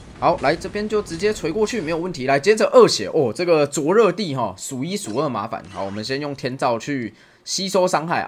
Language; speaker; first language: Chinese; native; Chinese